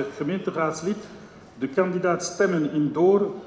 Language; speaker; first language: Dutch; non-native, local second language; French